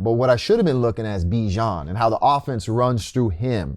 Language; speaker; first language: English; native; English